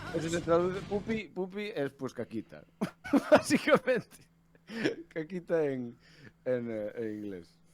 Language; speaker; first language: Spanish; non-native, local second language; Galician